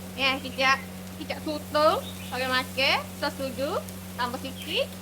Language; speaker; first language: Malay; native; Malay